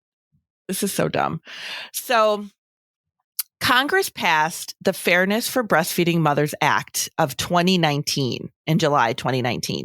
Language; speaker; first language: English; native; English